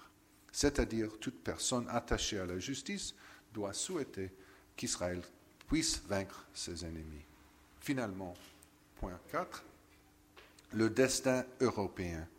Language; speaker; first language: French; non-native, fluent; English